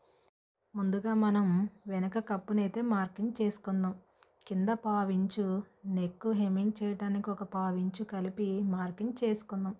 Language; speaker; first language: Telugu; native; Telugu